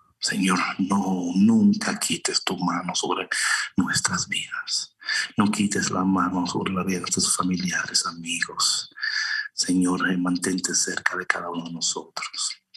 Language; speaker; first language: Spanish; early bilingual, heritage; Spanish